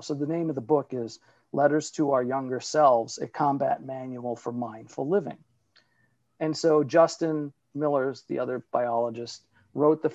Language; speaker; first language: English; early bilingual, other home language; Italian